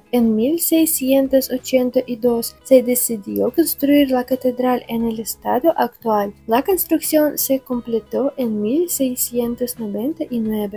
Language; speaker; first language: Spanish; non-native, fluent; Russian